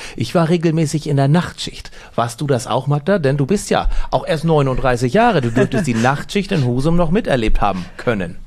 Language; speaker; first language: German; native; German